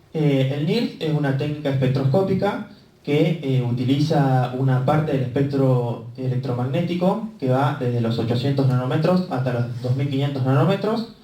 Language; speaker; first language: Spanish; native; Spanish